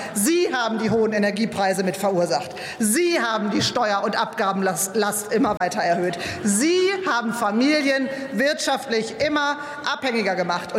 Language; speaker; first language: German; native; German